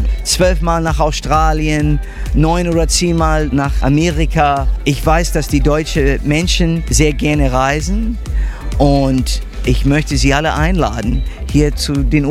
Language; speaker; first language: German; early bilingual, heritage; English